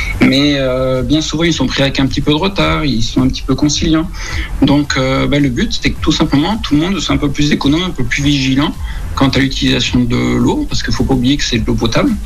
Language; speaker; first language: French; native; French